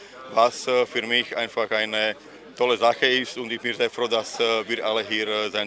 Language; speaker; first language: German; non-native, fluent; Slovak